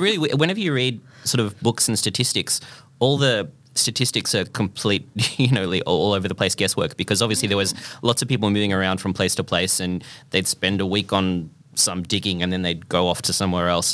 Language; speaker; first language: English; native; English